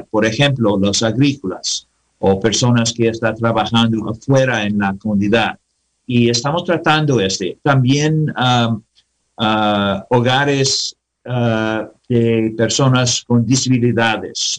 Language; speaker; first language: Spanish; non-native, learner; English